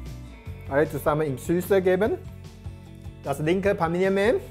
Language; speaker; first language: German; non-native, learner; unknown